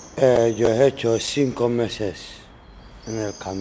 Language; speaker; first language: Spanish; non-native, learner; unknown